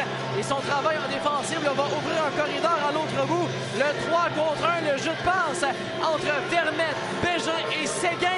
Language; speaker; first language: French; native; French